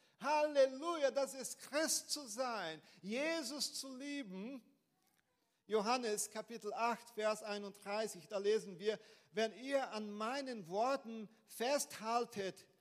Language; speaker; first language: German; non-native, fluent; Portuguese